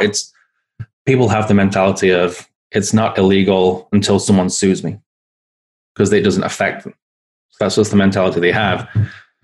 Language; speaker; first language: English; native; English